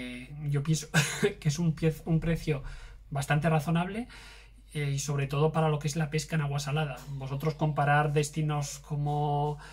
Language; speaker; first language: Spanish; native; Spanish